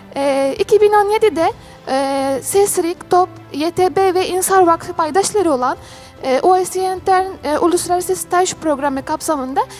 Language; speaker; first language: Turkish; non-native, fluent; Arabic